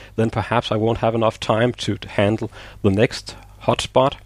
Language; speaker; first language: English; non-native, fluent; Danish